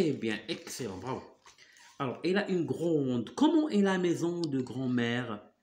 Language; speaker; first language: French; non-native, local second language; Arabic